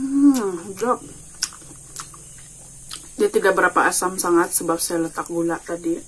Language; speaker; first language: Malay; non-native, local second language; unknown